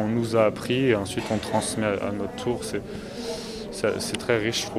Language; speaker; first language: French; native; French